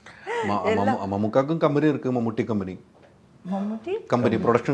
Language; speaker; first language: Tamil; non-native, learner; Malayalam